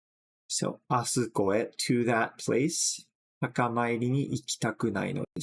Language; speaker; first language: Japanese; non-native, fluent; English